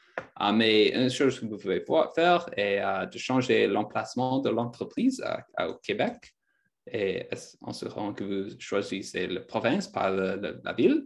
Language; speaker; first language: French; non-native, fluent; English